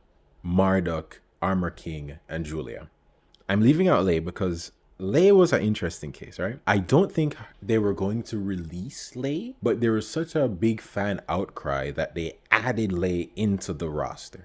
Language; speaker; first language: English; native; English